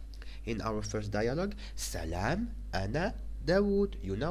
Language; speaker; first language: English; non-native, fluent; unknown